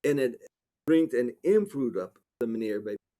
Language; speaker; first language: Dutch; non-native, fluent; English